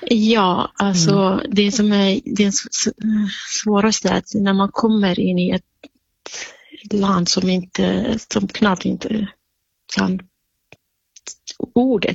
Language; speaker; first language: Swedish; non-native, fluent; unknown